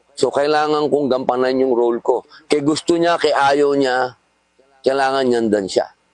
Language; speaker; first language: Filipino; native; Filipino